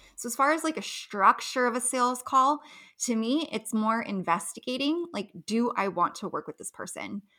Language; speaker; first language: English; native; English